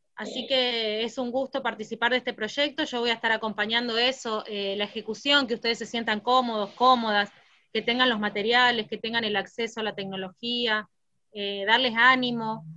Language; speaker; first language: Spanish; native; Spanish